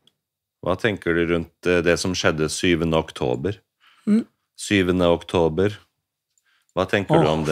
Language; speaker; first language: Norwegian; native; Norwegian